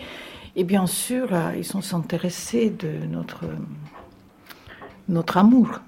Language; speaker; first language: French; non-native, fluent; Russian